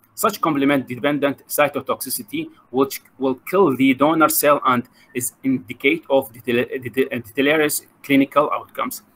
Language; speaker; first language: English; non-native, fluent; Arabic